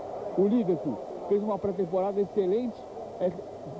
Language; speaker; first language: Portuguese; native; Portuguese